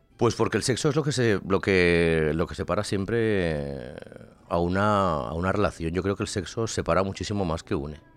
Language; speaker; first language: Spanish; native; Spanish